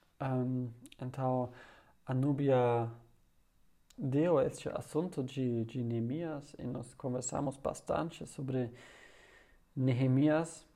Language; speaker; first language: Portuguese; non-native, learner; German